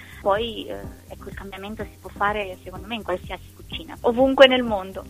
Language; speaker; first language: Italian; non-native, fluent; Romanian